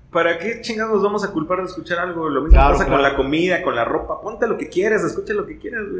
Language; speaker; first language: Spanish; native; Spanish